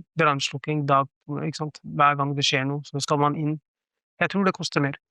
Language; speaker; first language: Norwegian; early bilingual, other home language; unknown